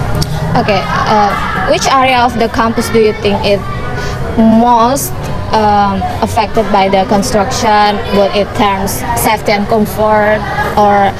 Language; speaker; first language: English; non-native, learner; Indonesian